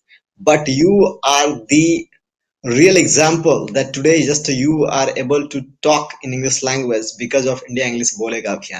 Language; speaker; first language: English; non-native, fluent; Hindi